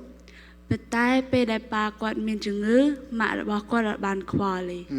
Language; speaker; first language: Khmer; non-native, local second language; Korean